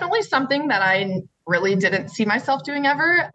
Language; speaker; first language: English; native; English